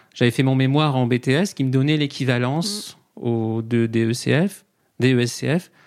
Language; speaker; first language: French; native; French